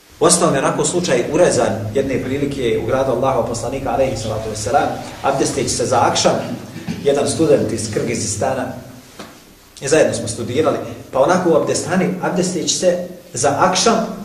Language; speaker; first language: Bosnian; native; Bosnian